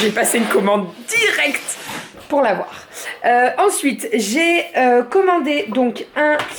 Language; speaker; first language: French; native; French